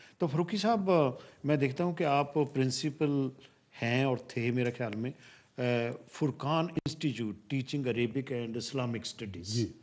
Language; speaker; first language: Urdu; non-native, local second language; Punjabi